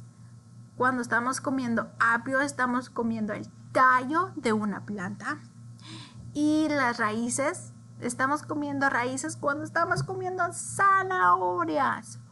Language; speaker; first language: Spanish; early bilingual, heritage; English